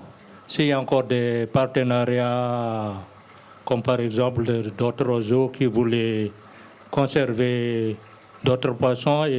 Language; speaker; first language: French; non-native, local second language; Malagasy